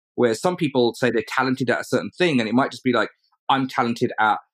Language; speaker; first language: English; early bilingual, other home language; Urdu